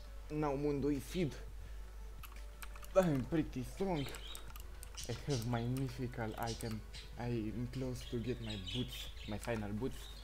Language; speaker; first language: English; non-native, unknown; Romanian